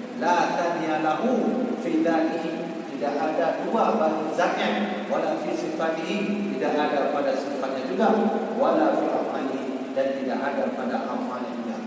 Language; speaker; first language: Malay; non-native, local second language; Achinese